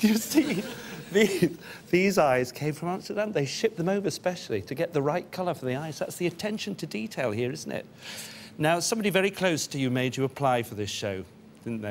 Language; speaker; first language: English; native; English